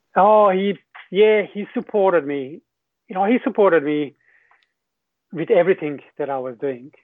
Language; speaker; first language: English; non-native, fluent; Hungarian